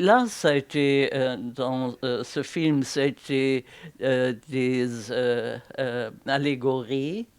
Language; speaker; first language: French; non-native, fluent; German